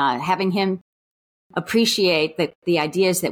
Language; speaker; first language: English; native; English